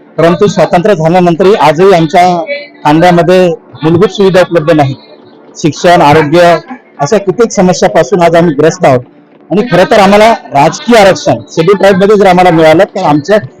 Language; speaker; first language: Marathi; non-native, local second language; Lambadi